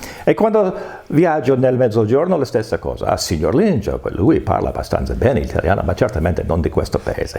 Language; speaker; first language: Italian; non-native, fluent; English